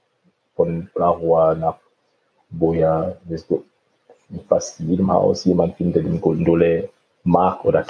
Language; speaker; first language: German; non-native, fluent; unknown